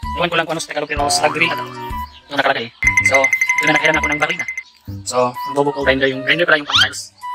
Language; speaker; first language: Filipino; non-native, local second language; Cebuano